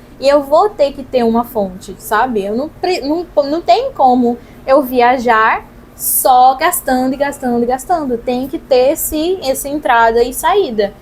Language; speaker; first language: Portuguese; non-native, local second language; Kabuverdianu